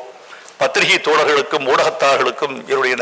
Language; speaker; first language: Tamil; native; Tamil